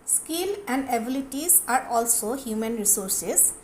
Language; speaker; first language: English; non-native, local second language; Assamese